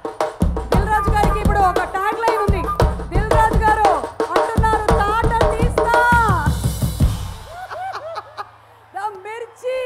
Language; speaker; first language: Telugu; native; Telugu